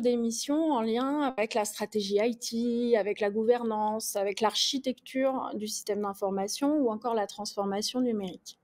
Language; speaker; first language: French; native; French